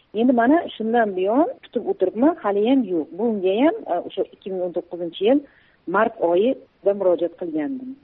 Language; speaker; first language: Uzbek; early bilingual, heritage; Uzbek